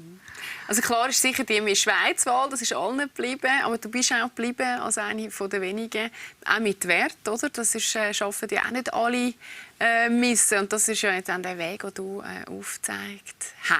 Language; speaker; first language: German; native; German